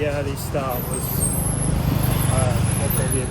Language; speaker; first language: English; native; English